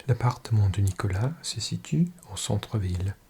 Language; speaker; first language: French; non-native, learner; English